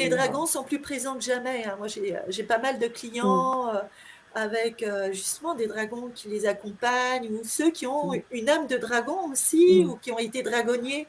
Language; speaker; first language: French; native; French